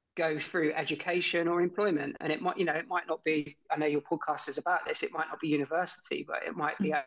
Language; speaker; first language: English; native; English